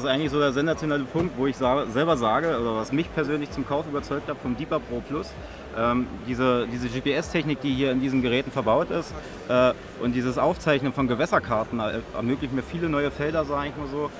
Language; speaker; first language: German; native; German